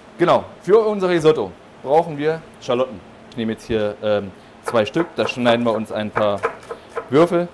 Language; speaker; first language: German; native; German